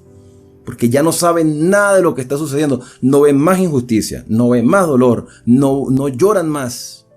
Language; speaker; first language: Spanish; native; Spanish